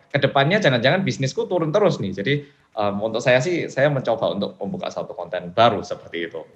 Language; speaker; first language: Indonesian; non-native, fluent; Korean